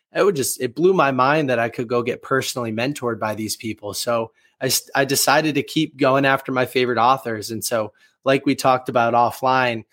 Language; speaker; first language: English; native; English